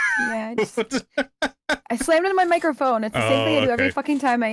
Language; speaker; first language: English; native; English